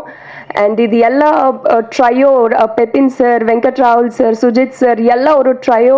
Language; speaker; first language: Tamil; non-native, learner; Telugu